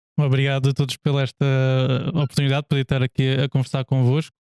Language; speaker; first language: Portuguese; native; Portuguese